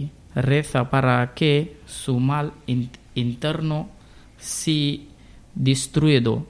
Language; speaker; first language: Spanish; non-native, learner; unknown